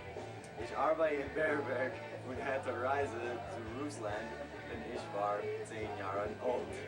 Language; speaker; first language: German; non-native, learner; English